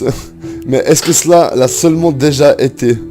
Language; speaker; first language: French; native; French